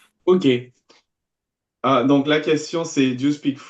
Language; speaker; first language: English; non-native, fluent; French